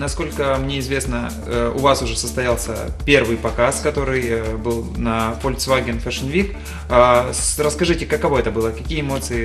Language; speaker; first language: Russian; native; Russian